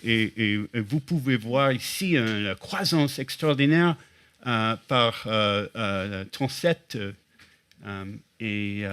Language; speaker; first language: French; non-native, fluent; English